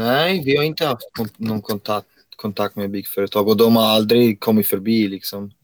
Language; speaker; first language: Swedish; non-native, fluent; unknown